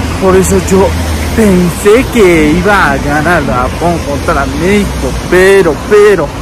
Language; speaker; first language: Spanish; non-native, learner; Japanese